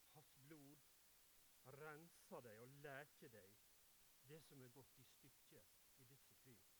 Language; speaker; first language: Norwegian; native; Norwegian